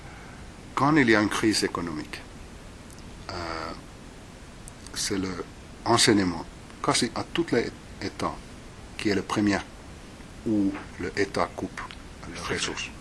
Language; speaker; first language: French; non-native, fluent; Finnish